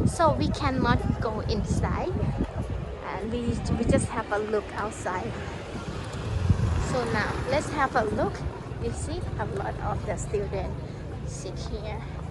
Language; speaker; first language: English; non-native, learner; Thai